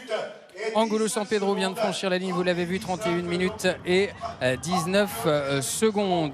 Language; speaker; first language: French; native; French